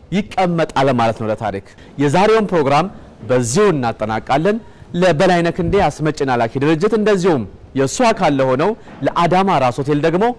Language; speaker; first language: Amharic; native; Amharic